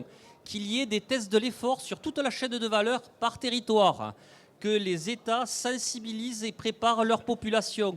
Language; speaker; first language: French; native; French